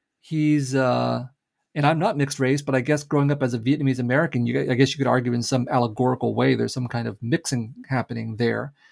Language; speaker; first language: English; early bilingual, other home language; Vietnamese